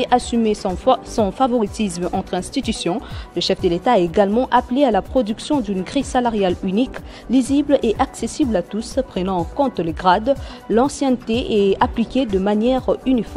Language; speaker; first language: French; non-native, local second language; Lingala